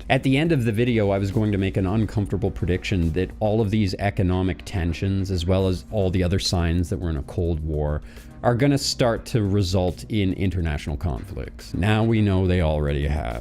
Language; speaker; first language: English; native; English